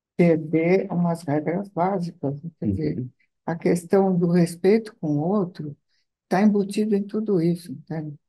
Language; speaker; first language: Portuguese; non-native, fluent; Italian